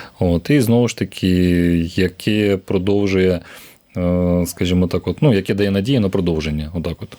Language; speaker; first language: Ukrainian; native; Ukrainian